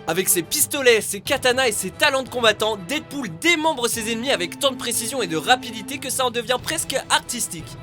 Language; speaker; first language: French; native; French